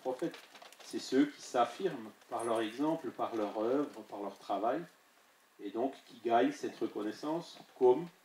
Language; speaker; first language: French; native; French